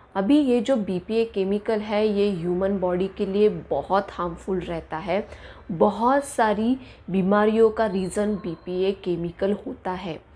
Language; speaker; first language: Hindi; non-native, local second language; Marathi